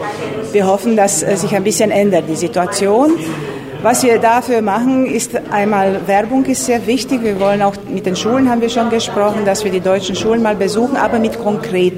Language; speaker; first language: German; non-native, local second language; Romanian